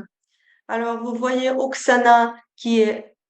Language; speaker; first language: French; non-native, fluent; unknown